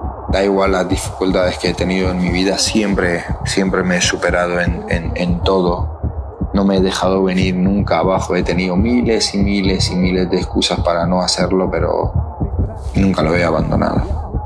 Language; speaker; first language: Spanish; non-native, fluent; Georgian